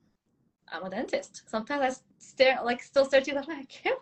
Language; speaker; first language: English; native; English